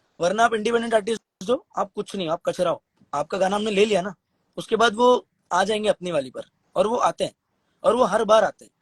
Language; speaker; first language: Hindi; native; Hindi